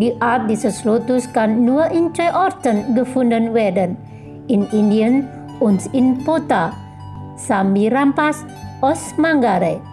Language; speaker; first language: German; non-native, fluent; Indonesian